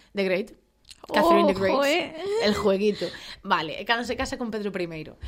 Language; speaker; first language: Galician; non-native, local second language; Spanish